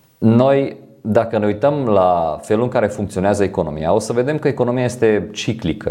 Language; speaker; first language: Romanian; non-native, fluent; French